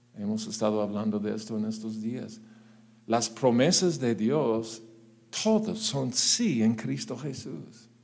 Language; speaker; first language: Spanish; non-native, fluent; English